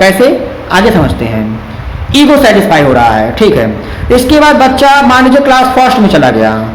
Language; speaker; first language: Hindi; native; Hindi